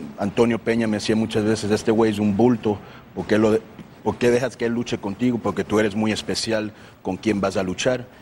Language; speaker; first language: Spanish; early bilingual, heritage; Spanish